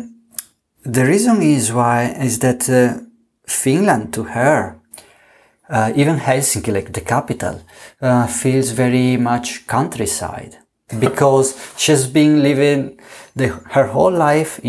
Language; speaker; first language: English; non-native, fluent; Italian